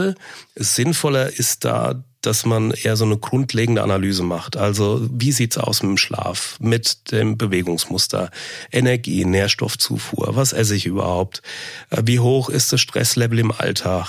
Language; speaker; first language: German; native; German